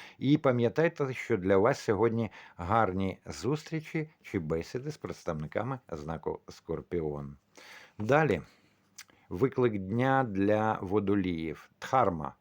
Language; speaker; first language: Ukrainian; non-native, local second language; Russian